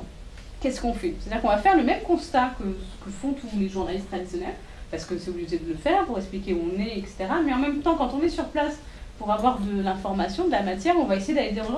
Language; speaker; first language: French; native; French